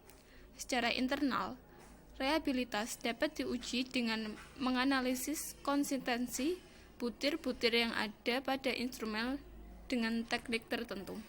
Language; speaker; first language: Indonesian; native; Indonesian